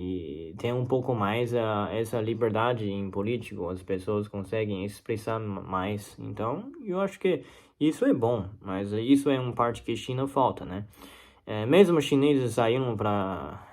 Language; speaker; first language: Portuguese; non-native, learner; Chinese